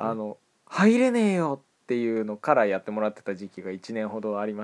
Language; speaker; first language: Japanese; native; Japanese